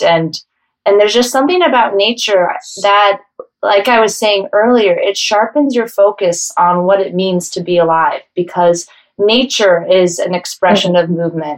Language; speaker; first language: English; native; English